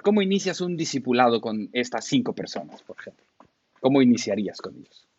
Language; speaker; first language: Spanish; native; Spanish